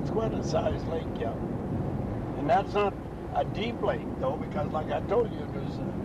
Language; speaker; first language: English; native; English